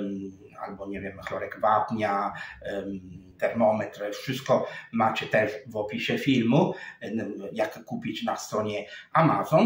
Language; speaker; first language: Polish; non-native, fluent; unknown